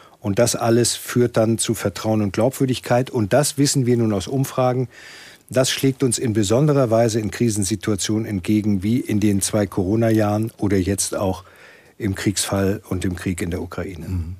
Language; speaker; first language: German; native; German